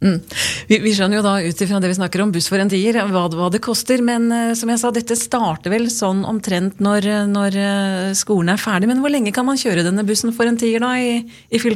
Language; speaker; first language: Norwegian; native; Norwegian